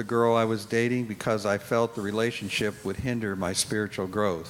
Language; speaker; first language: English; native; English